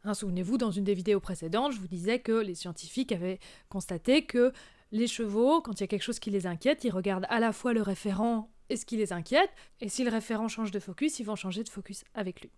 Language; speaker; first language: French; native; French